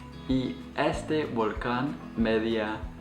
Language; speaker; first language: Spanish; non-native, fluent; English